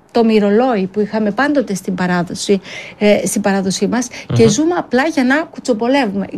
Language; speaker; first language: Greek; early bilingual, heritage; Greek